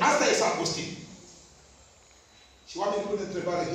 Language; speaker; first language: Romanian; non-native, fluent; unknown